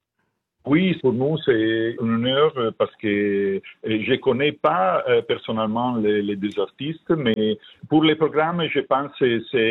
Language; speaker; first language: French; non-native, fluent; Italian